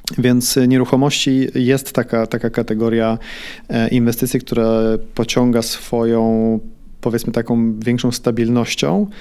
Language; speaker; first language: Polish; early bilingual, heritage; Polish